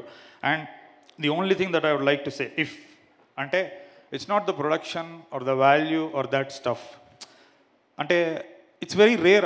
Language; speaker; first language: Telugu; native; Telugu